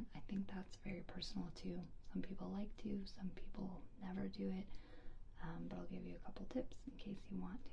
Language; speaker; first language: English; native; English